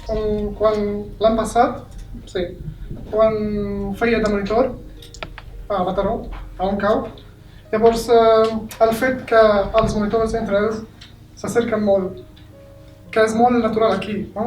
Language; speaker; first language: Catalan; non-native, learner; Arabic